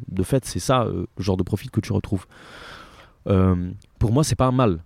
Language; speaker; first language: French; non-native, fluent; Italian